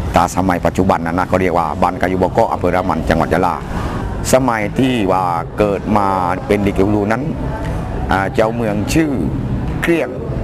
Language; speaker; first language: Thai; non-native, local second language; Malay